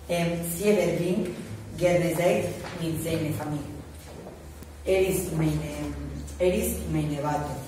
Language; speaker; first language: German; non-native, learner; Catalan